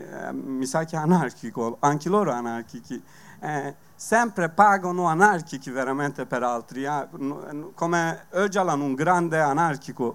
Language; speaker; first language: Italian; non-native, learner; Kurdish